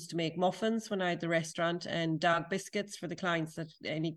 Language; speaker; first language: English; native; English